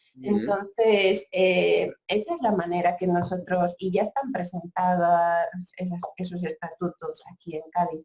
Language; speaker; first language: Spanish; native; Spanish